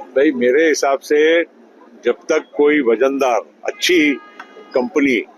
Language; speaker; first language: Hindi; non-native, local second language; Marathi